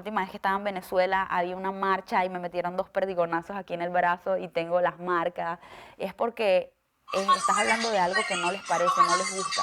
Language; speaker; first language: Spanish; native; Spanish